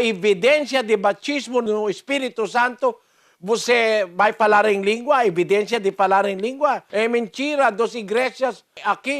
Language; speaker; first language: Portuguese; non-native, learner; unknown